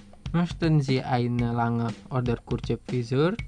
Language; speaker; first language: German; non-native, fluent; Indonesian